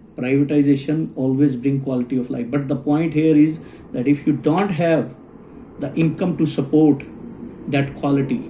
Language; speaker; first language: English; non-native, local second language; Punjabi